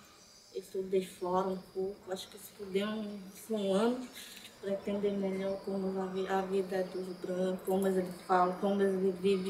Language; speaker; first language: Portuguese; non-native, local second language; Guarani